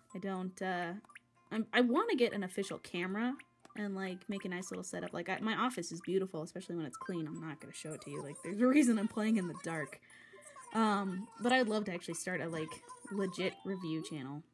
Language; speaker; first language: English; native; English